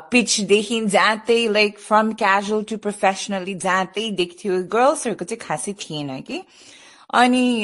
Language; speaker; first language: English; early bilingual, other home language; Nepali